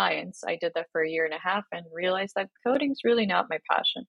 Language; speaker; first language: English; non-native, fluent; Georgian